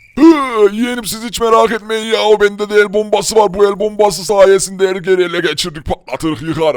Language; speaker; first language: Turkish; native; Turkish